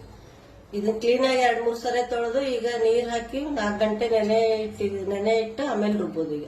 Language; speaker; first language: Kannada; native; Kannada